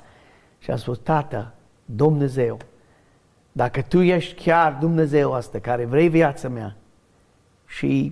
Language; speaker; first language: Romanian; non-native, learner; English